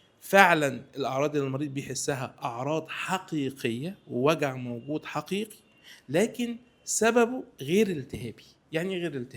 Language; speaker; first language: Arabic; native; Arabic